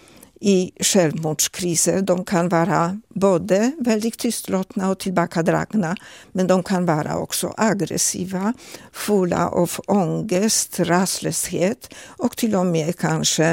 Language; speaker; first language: Swedish; non-native, fluent; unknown